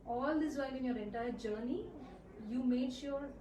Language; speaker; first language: English; non-native, local second language; Telugu